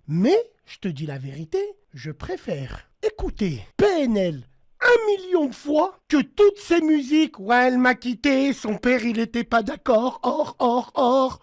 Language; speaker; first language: French; native; French